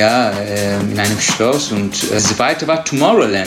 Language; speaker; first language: German; non-native, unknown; Turkish